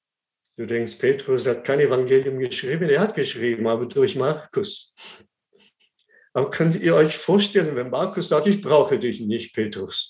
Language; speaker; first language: German; non-native, fluent; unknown